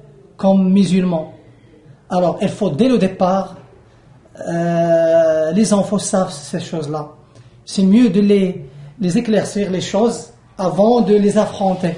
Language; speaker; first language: French; non-native, local second language; Arabic